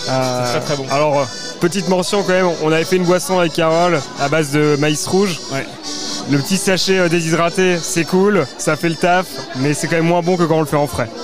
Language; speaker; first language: French; native; French